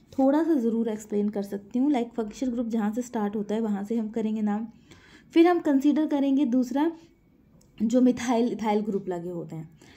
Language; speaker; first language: Hindi; native; Hindi